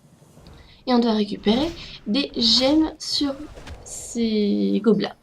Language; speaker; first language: French; native; French